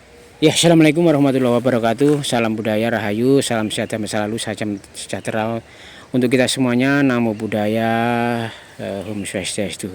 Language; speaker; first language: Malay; non-native, local second language; Javanese